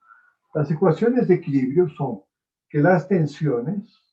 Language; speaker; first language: Spanish; native; Spanish